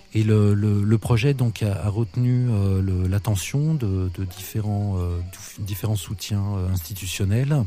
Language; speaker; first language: French; native; French